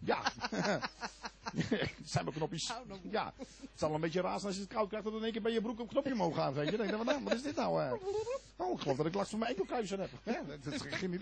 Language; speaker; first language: Dutch; native; Dutch